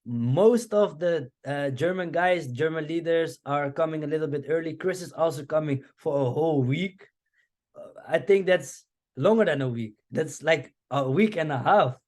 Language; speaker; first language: English; non-native, fluent; Dutch